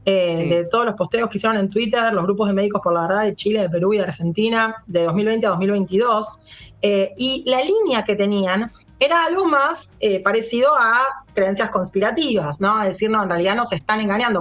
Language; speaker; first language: Spanish; native; Spanish